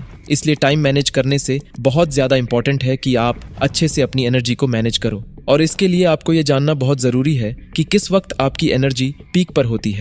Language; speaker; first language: Hindi; native; Hindi